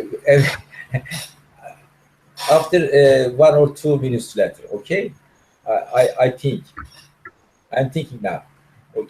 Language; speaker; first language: English; non-native, learner; Turkish